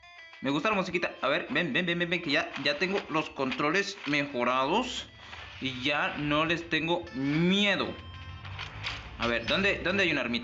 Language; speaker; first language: Spanish; native; Spanish